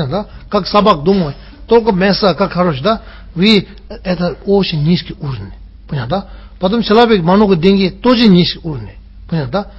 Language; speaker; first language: Russian; non-native, learner; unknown